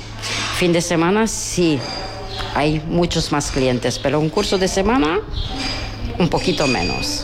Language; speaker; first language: Spanish; non-native, learner; Romanian